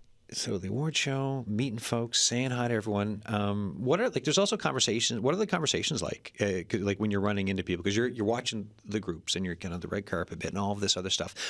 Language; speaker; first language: English; native; English